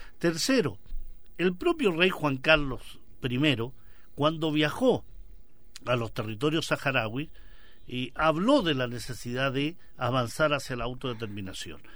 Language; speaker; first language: Spanish; native; Spanish